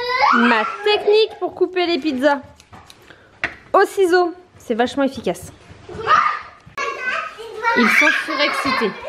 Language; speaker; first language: French; native; French